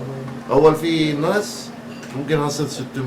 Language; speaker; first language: Arabic; non-native, learner; Turkish